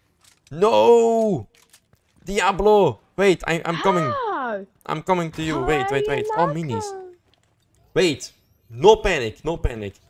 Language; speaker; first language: English; non-native, learner; Dutch